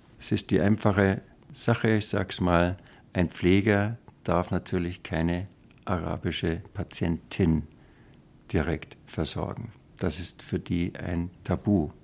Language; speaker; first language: German; native; German